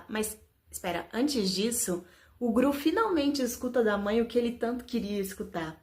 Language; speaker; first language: Portuguese; native; Portuguese